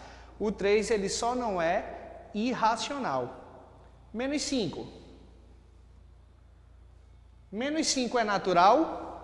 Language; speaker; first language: Portuguese; native; Portuguese